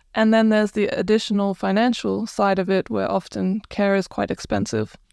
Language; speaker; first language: English; non-native, fluent; Croatian